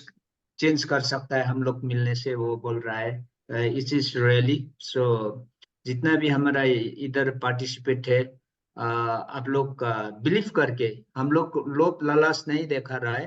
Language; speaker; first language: Hindi; non-native, local second language; Nepali